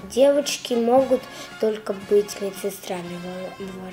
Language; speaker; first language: Russian; native; Russian